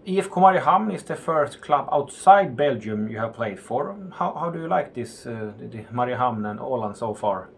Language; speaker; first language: English; non-native, fluent; Swedish